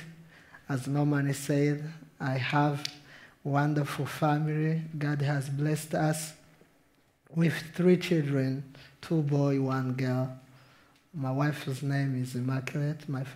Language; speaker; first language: English; non-native, local second language; Kinyarwanda